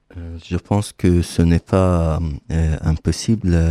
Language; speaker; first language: French; non-native, fluent; Arabic